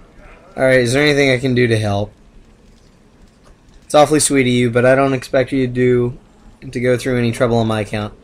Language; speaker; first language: English; native; English